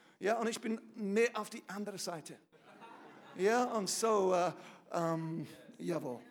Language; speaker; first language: German; non-native, fluent; English